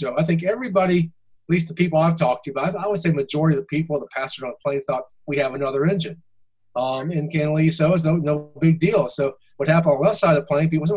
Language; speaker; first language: English; native; English